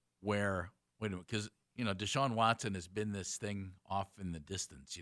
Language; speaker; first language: English; native; English